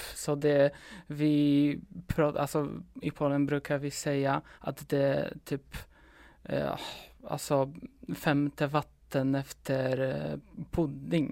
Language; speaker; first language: Swedish; non-native, fluent; Polish